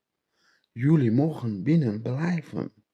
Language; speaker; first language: Dutch; non-native, learner; Turkish